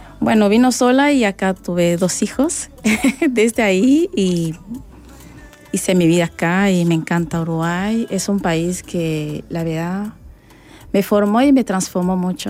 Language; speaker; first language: Spanish; non-native, fluent; Rundi